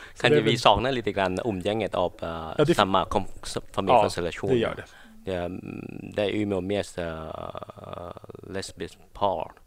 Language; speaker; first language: Swedish; non-native, learner; Thai